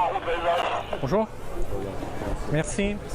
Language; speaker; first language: French; non-native, fluent; English